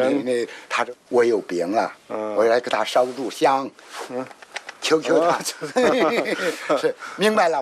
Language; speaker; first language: Chinese; native; Chinese